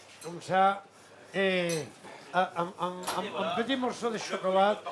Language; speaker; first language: French; non-native, fluent; Catalan